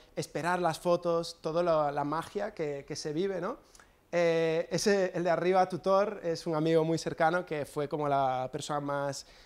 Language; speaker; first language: Spanish; non-native, fluent; English